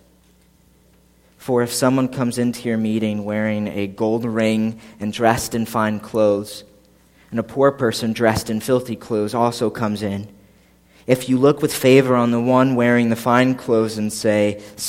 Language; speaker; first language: English; native; English